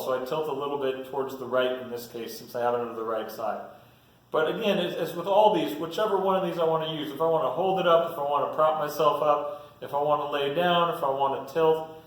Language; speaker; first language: English; native; English